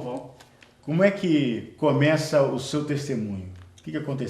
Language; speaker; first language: Portuguese; native; Portuguese